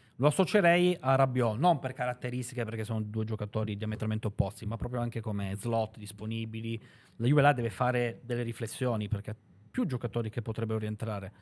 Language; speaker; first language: Italian; native; Italian